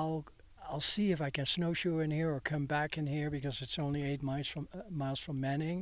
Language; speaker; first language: English; non-native, fluent; Dutch